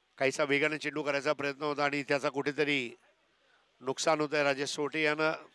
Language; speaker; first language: Marathi; native; Marathi